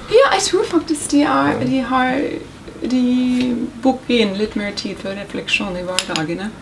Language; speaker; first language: Norwegian; non-native, fluent; English